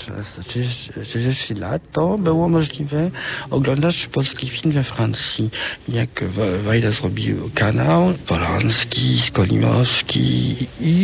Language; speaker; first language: Polish; early bilingual, heritage; French